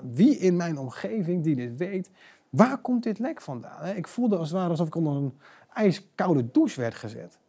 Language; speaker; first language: Dutch; native; Dutch